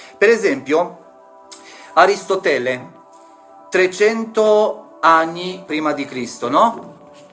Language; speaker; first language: Italian; non-native, fluent; Romanian